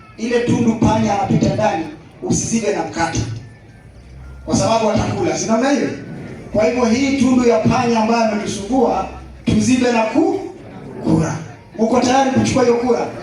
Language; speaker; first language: Swahili; native; Swahili